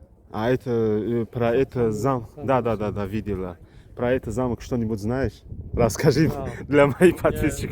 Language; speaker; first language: Russian; non-native, learner; Tajik